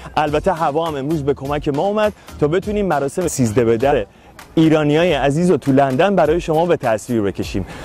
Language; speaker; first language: Persian; native; Persian